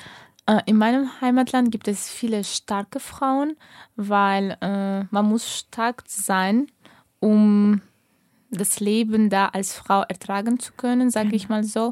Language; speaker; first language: German; non-native, fluent; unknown